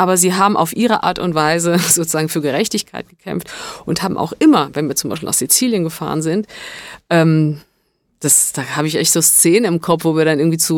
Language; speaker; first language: German; early bilingual, other home language; Italian